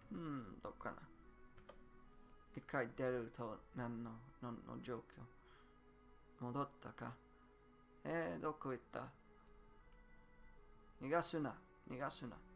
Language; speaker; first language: Japanese; non-native, learner; English